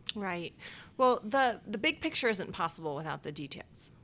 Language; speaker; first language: English; native; English